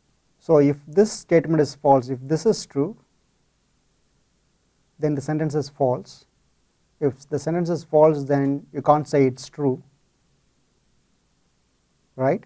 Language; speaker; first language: English; non-native, fluent; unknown